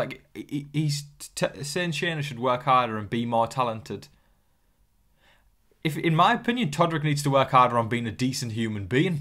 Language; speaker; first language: English; native; English